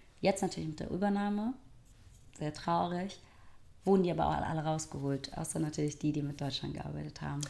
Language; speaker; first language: German; early bilingual, other home language; Persian